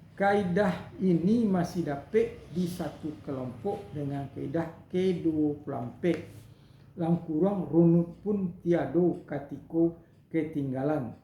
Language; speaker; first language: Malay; non-native, local second language; Minangkabau